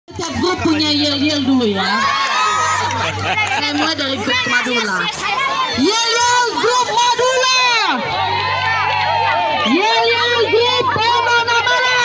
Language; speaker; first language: Indonesian; non-native, local second language; Nias